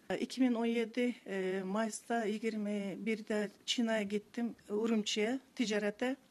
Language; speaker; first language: Turkish; non-native, learner; Kazakh